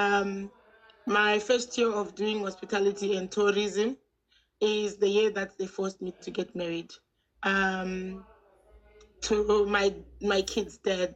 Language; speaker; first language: English; non-native, local second language; Shona